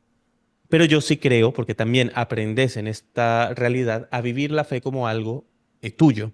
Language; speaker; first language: Spanish; native; Spanish